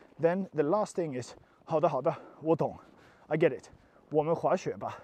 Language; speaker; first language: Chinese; non-native, learner; English